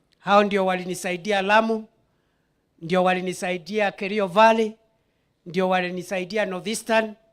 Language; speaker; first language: Swahili; non-native, local second language; Meru